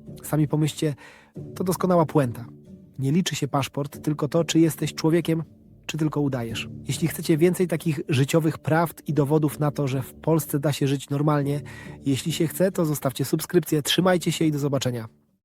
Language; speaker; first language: Polish; native; Polish